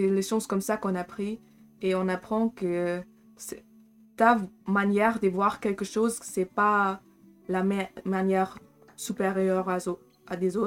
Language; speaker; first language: French; non-native, fluent; German